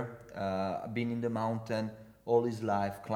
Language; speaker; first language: English; non-native, fluent; Italian